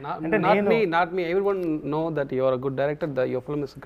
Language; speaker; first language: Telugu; non-native, learner; Tamil